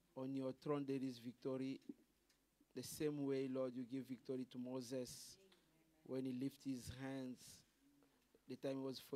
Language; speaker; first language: English; non-native, fluent; Lingala